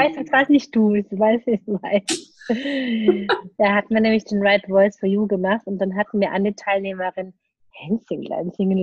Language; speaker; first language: German; native; German